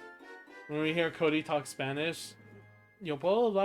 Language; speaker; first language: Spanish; non-native, learner; English